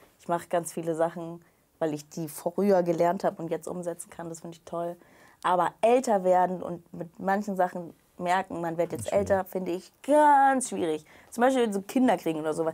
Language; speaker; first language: German; native; German